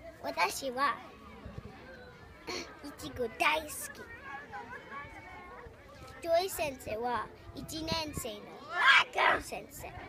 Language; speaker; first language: Japanese; early bilingual, heritage; Japanese